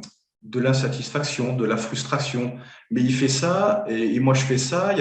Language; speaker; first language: French; native; French